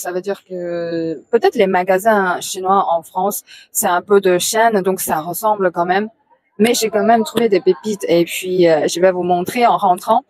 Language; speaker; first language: French; non-native, fluent; Chinese